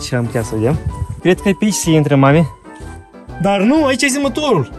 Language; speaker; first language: Romanian; native; Romanian